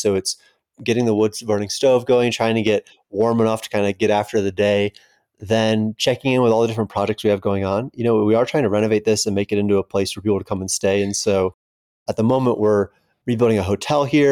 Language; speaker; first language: English; native; English